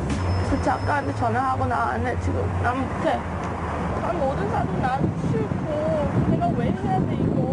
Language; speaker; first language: Korean; early bilingual, heritage; English